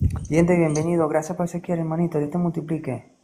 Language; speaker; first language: Spanish; native; Spanish